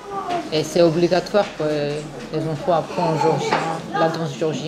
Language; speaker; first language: French; non-native, fluent; Georgian